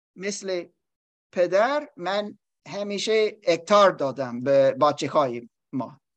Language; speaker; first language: Persian; non-native, learner; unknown